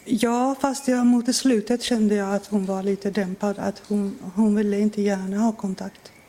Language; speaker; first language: Swedish; non-native, fluent; Persian